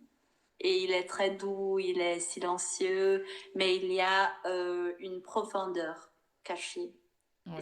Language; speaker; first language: French; non-native, fluent; Portuguese